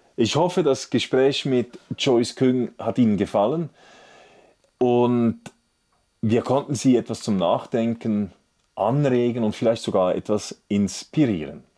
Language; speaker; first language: German; native; German